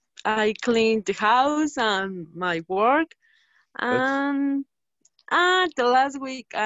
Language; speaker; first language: English; non-native, learner; Spanish